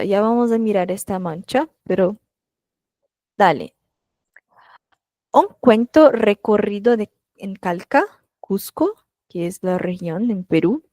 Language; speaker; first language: Spanish; non-native, fluent; Portuguese